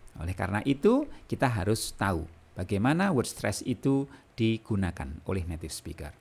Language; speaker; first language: Indonesian; native; Indonesian